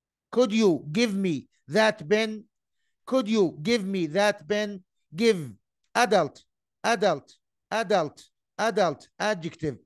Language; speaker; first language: English; non-native, fluent; Arabic